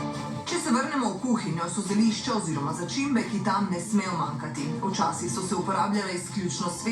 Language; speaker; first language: Slovenian; native; Slovenian